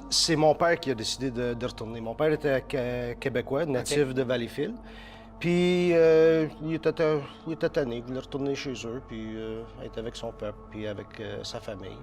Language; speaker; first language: French; early bilingual, heritage; French